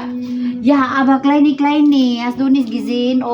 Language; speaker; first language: German; non-native, learner; Cebuano